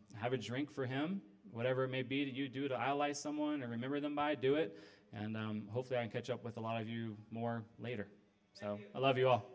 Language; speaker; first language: English; native; English